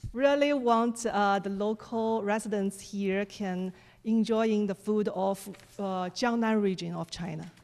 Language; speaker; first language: English; non-native, fluent; Chinese